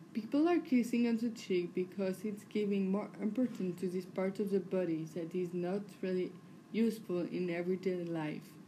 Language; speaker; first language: English; non-native, learner; French